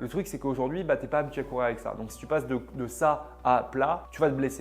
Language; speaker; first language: French; native; French